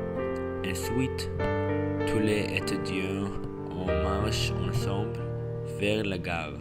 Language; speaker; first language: French; non-native, learner; English